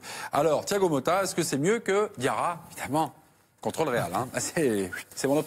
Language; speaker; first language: French; native; French